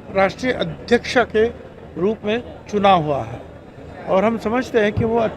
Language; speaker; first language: Hindi; non-native, local second language; Marathi